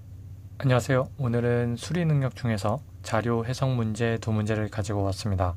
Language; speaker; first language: Korean; native; Korean